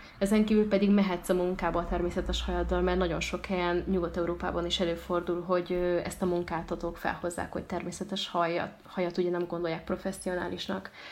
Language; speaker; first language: Hungarian; early bilingual, other home language; Arabic